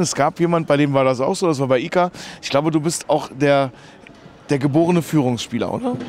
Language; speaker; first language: German; native; German